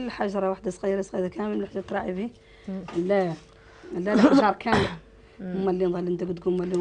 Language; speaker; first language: Arabic; native; Arabic